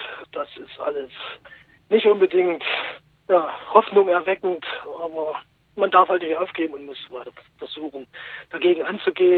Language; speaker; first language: German; native; German